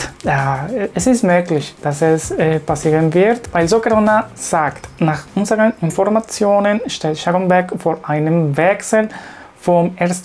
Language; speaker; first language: German; non-native, learner; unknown